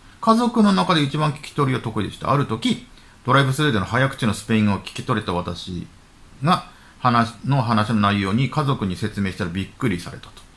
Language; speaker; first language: Japanese; native; Japanese